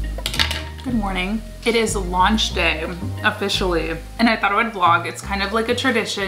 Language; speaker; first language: English; native; English